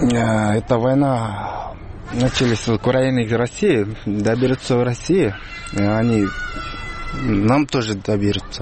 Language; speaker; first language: Russian; non-native, learner; Uzbek